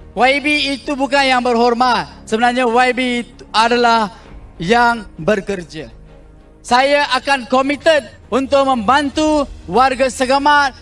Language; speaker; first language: Malay; non-native, local second language; Tamil